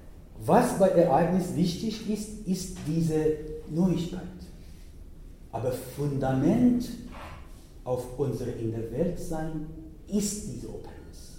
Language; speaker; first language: German; non-native, learner; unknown